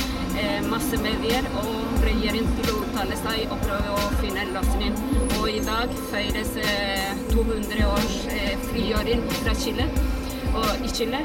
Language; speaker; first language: Norwegian; non-native, fluent; Spanish